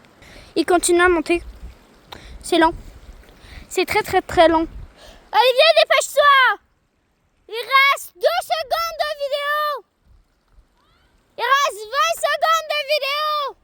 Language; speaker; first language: French; native; French